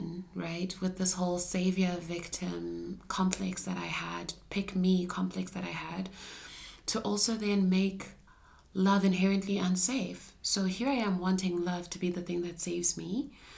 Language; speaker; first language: English; non-native, local second language; Shona